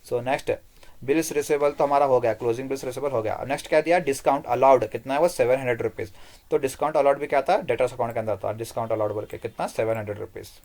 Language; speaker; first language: Hindi; non-native, local second language; Kannada